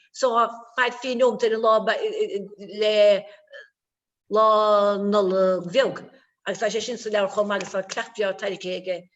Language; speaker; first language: Irish; native; Irish